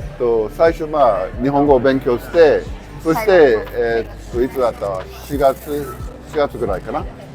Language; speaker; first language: Japanese; non-native, fluent; English